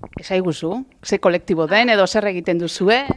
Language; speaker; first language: Basque; native; Basque